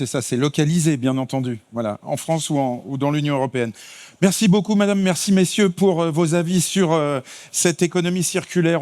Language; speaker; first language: French; native; French